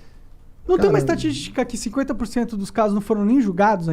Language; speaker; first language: Portuguese; native; Portuguese